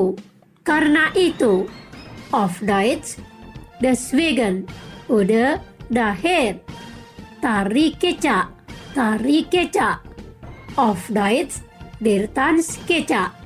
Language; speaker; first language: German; non-native, fluent; Indonesian